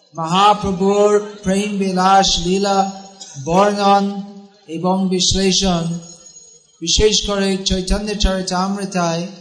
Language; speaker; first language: Bangla; non-native, fluent; English